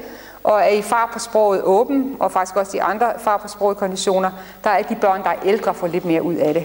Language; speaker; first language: Danish; native; Danish